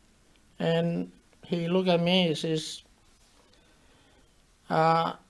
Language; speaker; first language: English; non-native, fluent; Spanish